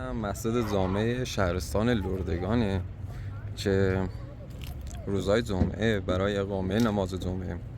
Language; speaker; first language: Persian; native; Persian